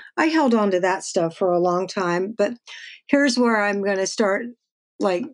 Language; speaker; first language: English; native; English